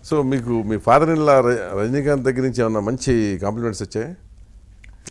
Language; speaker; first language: Telugu; native; Telugu